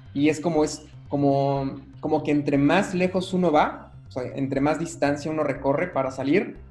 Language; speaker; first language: Spanish; native; Spanish